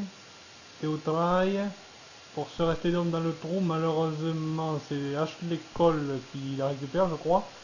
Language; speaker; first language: French; native; French